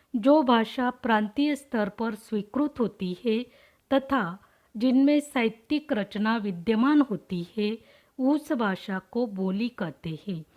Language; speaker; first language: Hindi; non-native, local second language; Marathi